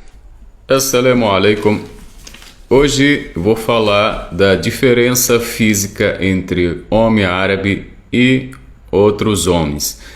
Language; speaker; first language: Portuguese; non-native, fluent; Arabic